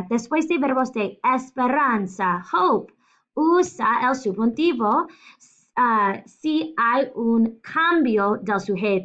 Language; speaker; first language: Spanish; non-native, fluent; English